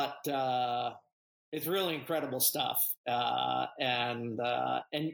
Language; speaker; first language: English; native; English